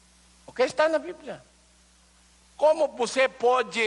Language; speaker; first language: Portuguese; non-native, learner; Filipino